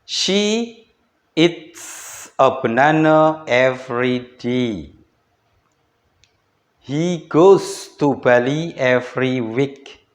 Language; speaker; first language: English; non-native, fluent; Indonesian